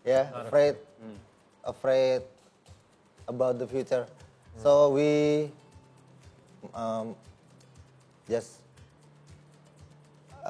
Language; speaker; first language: English; non-native, learner; Indonesian